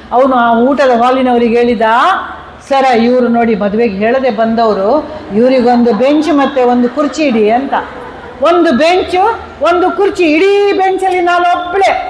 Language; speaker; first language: Kannada; non-native, local second language; Konkani